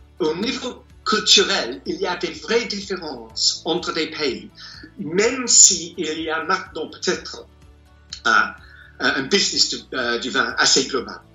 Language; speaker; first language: French; non-native, fluent; English